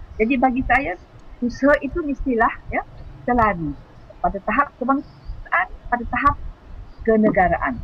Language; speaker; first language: Malay; native; Malay